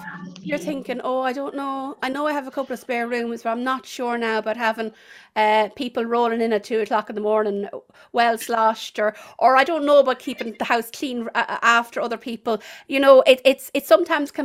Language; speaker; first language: English; native; English